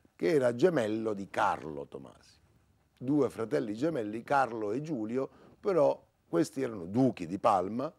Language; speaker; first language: Italian; native; Italian